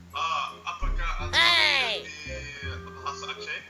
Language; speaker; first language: Indonesian; non-native, learner; English